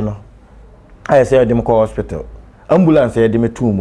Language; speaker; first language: English; non-native, local second language; Akan